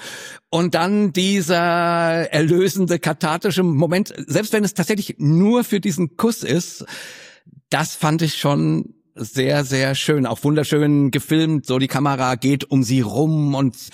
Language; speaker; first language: German; native; German